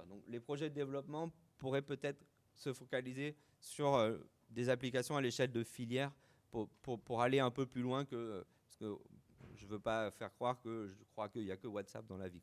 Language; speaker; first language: French; native; French